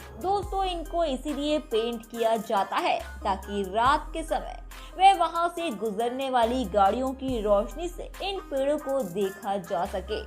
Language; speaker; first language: Hindi; native; Hindi